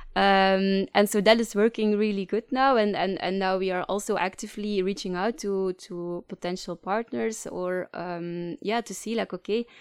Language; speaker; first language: English; non-native, fluent; Dutch